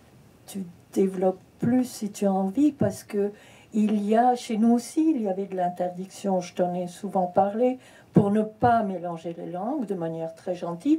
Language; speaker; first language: French; early bilingual, heritage; French